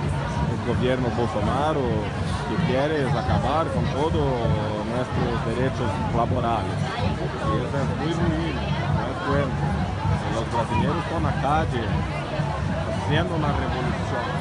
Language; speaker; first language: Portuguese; non-native, learner; Spanish